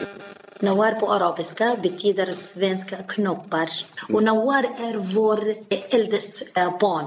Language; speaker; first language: Swedish; non-native, learner; Arabic